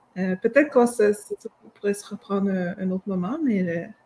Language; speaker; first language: French; native; French